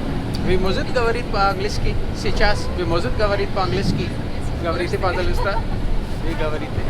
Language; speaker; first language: Russian; non-native, learner; Urdu